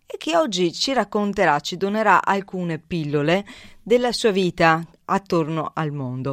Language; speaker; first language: Italian; native; Italian